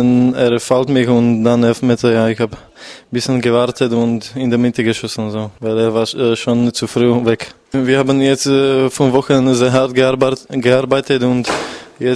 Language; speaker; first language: German; non-native, learner; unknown